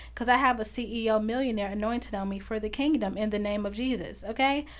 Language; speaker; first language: English; native; English